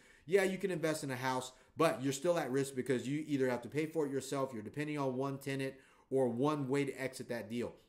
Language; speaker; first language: English; native; English